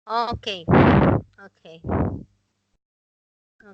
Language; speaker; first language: English; non-native, learner; Spanish